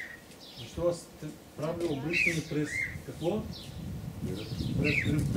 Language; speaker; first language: Bulgarian; non-native, learner; Russian